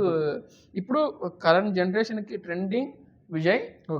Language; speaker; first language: Telugu; non-native, local second language; Tamil